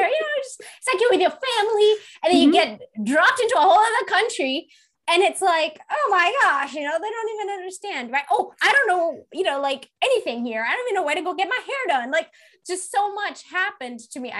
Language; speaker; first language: English; non-native, local second language; Kikuyu